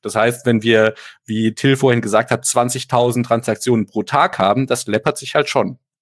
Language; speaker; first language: German; native; German